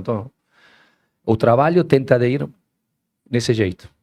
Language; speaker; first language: Portuguese; non-native, learner; Spanish